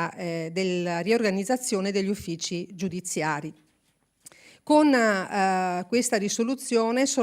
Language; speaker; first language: Italian; native; Italian